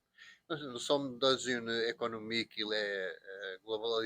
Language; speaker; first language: French; non-native, learner; Portuguese